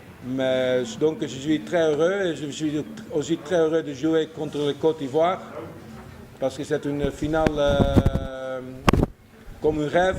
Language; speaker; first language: French; non-native, fluent; Dutch